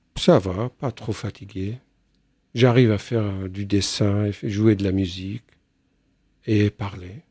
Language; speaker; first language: French; non-native, fluent; Arabic